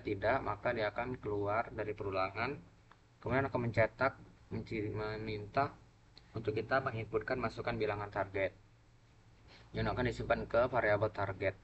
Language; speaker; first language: Indonesian; native; Indonesian